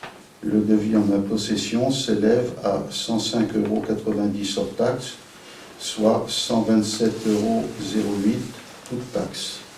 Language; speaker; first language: French; native; French